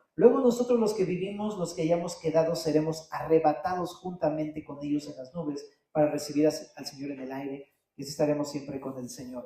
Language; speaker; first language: Spanish; native; Spanish